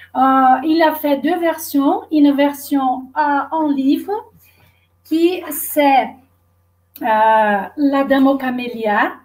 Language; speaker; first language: French; non-native, fluent; Portuguese